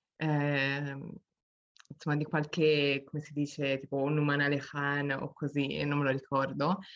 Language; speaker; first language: Italian; native; Italian